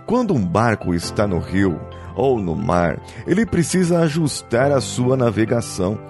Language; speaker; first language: Portuguese; native; Portuguese